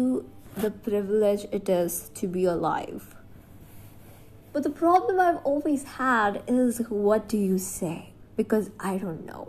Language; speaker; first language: English; non-native, local second language; Hindi